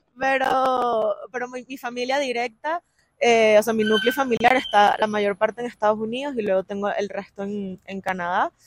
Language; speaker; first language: Spanish; native; Spanish